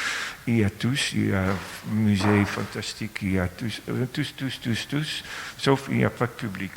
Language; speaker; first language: French; non-native, fluent; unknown